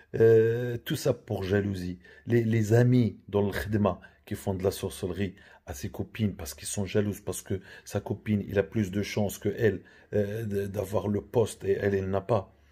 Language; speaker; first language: French; non-native, local second language; Arabic